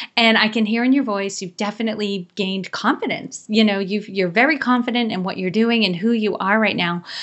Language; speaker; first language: English; native; English